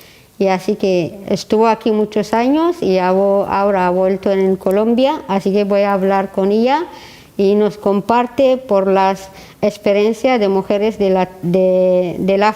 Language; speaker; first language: Spanish; non-native, learner; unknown